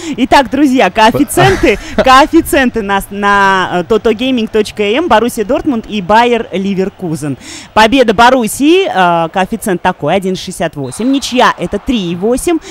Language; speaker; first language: Russian; non-native, local second language; Armenian